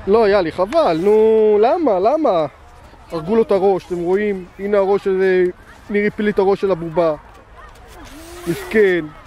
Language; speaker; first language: Hebrew; native; Hebrew